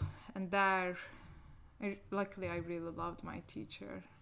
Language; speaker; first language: English; non-native, fluent; Turkish